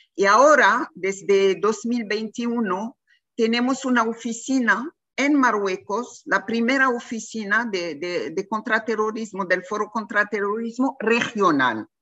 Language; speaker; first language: Spanish; non-native, fluent; Arabic